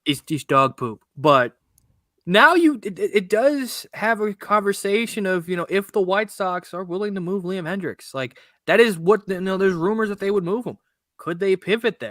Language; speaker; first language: English; native; English